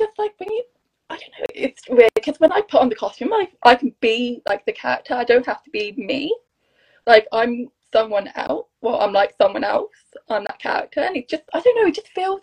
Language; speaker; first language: English; native; English